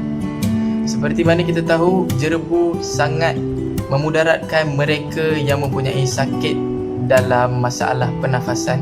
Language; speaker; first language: Malay; native; Malay